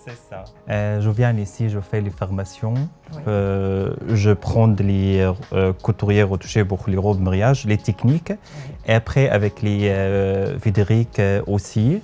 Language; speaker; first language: French; non-native, learner; Arabic